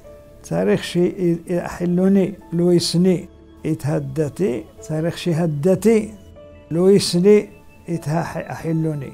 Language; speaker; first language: Hebrew; non-native, fluent; Arabic